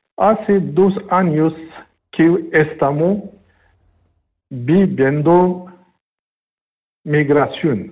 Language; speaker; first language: Spanish; non-native, learner; Pashto